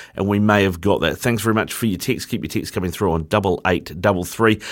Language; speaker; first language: English; native; English